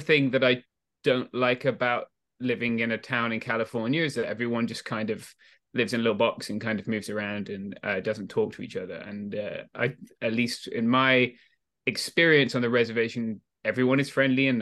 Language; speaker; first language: English; native; English